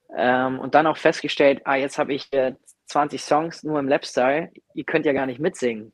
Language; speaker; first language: German; native; German